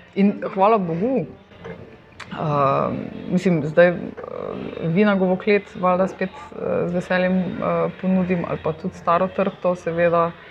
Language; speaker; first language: Slovenian; native; Slovenian